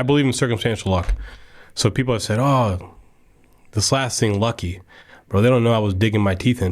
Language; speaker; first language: English; native; English